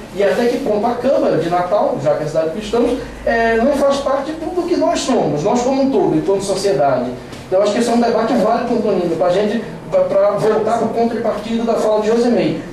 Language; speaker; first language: Portuguese; native; Portuguese